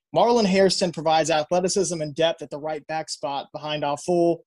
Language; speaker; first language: English; native; English